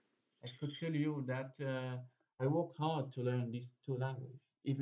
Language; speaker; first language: English; non-native, fluent; Arabic